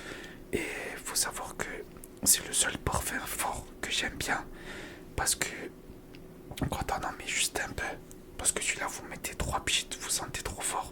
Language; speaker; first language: French; native; French